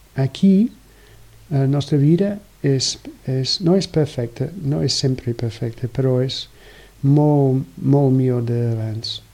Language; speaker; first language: Catalan; non-native, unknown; English